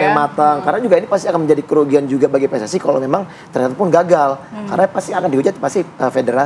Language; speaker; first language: Indonesian; native; Indonesian